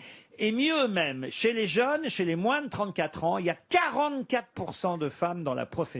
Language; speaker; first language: French; native; French